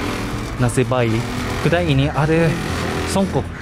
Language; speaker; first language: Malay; non-native, fluent; Japanese